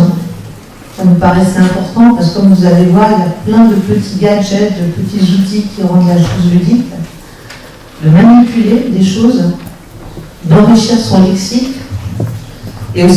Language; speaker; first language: French; native; French